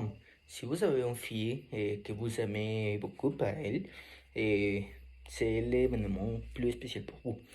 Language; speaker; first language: French; non-native, learner; Spanish